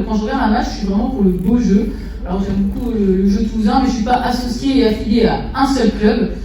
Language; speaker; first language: French; native; French